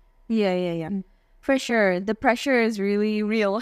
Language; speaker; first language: English; non-native, fluent; Indonesian